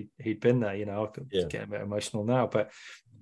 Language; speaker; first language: English; native; English